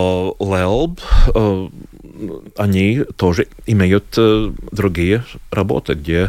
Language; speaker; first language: Russian; non-native, local second language; Latvian